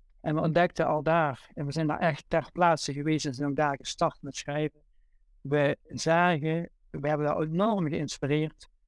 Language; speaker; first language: Dutch; native; Dutch